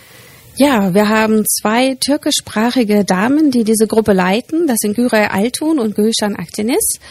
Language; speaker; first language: German; native; German